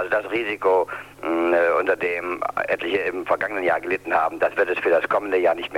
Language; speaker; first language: German; native; German